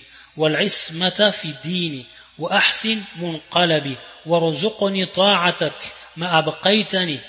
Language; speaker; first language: Arabic; non-native, fluent; French